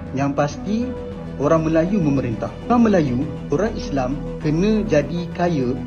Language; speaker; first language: Malay; native; Malay